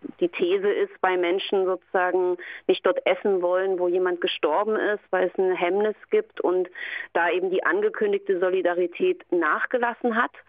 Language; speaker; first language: German; native; German